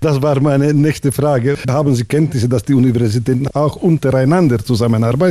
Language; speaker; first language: German; non-native, fluent; Slovak